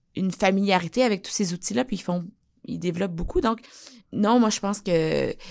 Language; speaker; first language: French; native; French